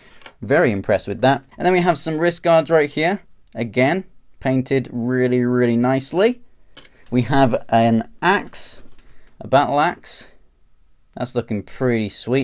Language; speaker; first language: English; native; English